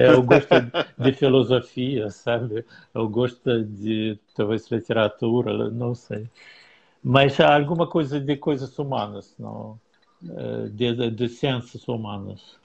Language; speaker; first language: Portuguese; non-native, learner; Russian